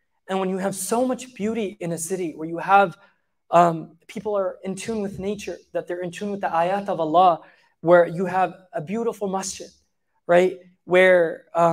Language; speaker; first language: English; native; English